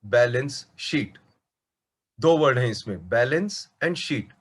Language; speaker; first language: Hindi; non-native, local second language; Marathi